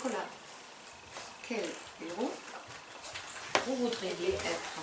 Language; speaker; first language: French; non-native, fluent; Ukrainian